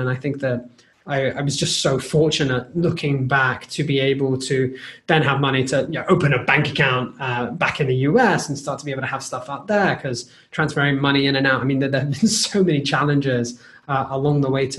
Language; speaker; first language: English; native; English